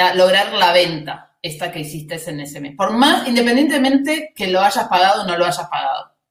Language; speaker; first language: Spanish; native; Spanish